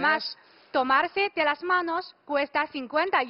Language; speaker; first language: Spanish; non-native, fluent; Chinese